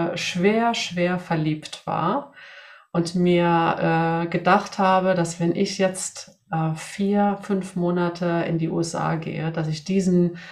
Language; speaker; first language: German; non-native, fluent; Swedish